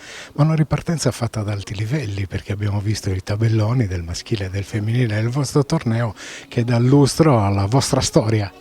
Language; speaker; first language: Italian; native; Italian